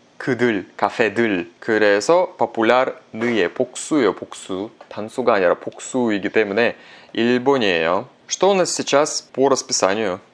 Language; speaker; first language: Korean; non-native, fluent; Russian